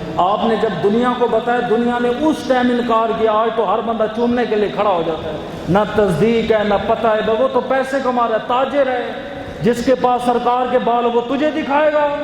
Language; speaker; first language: Urdu; non-native, local second language; Punjabi